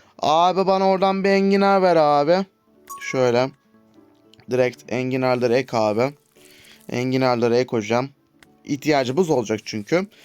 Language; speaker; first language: Turkish; native; Turkish